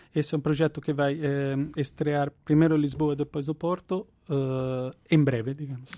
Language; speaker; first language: Portuguese; non-native, fluent; Italian